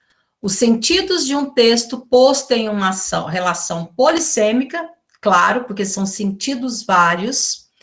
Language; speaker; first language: Portuguese; native; Portuguese